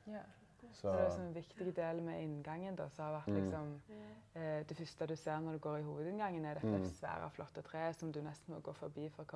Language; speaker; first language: Norwegian; native; Norwegian